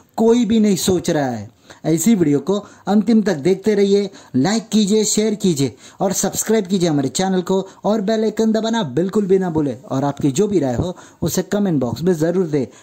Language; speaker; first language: Hindi; native; Hindi